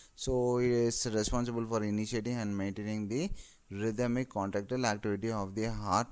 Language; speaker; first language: English; non-native, local second language; Tamil